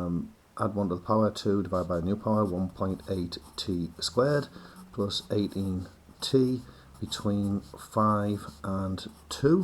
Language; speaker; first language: English; native; English